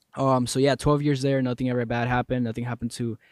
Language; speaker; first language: English; early bilingual, other home language; Spanish